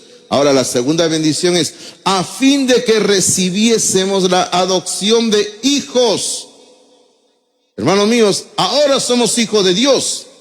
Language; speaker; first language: Spanish; native; Spanish